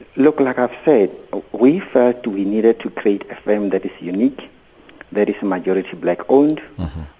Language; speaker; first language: English; non-native, local second language; Venda